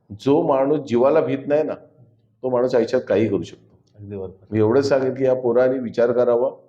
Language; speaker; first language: Marathi; native; Marathi